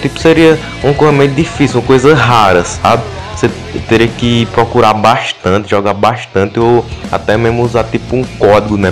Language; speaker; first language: Portuguese; native; Portuguese